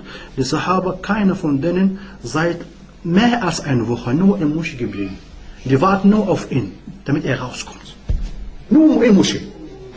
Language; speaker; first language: German; non-native, learner; Arabic